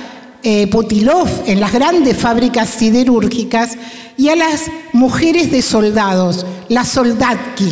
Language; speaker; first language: Spanish; native; Spanish